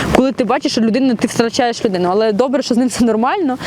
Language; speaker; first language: Ukrainian; non-native, local second language; Russian